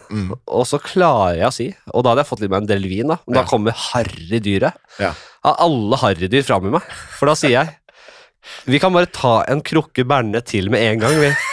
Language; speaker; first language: Norwegian; native; Norwegian